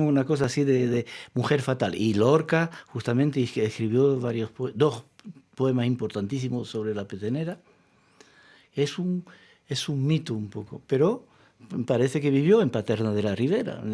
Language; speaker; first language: Spanish; early bilingual, heritage; Spanish